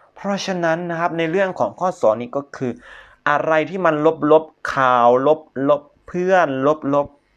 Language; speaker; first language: Thai; native; Thai